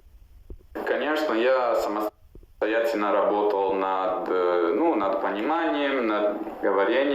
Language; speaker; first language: Russian; non-native, fluent; Italian